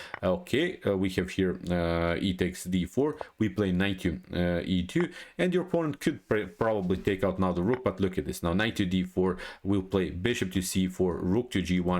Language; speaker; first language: English; non-native, fluent; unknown